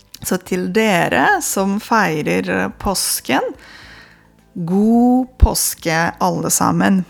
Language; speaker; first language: Norwegian; non-native, fluent; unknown